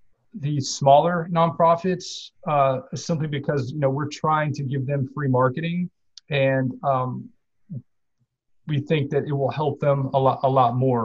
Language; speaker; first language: English; native; English